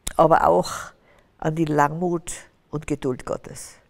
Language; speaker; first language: German; native; German